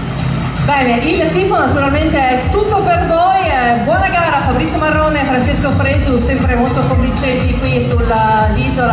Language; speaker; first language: Italian; native; Italian